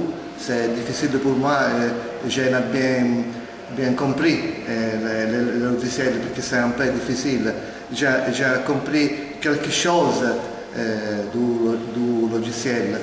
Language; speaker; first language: French; non-native, learner; Italian